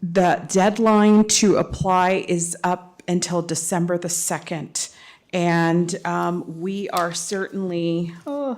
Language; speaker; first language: English; native; English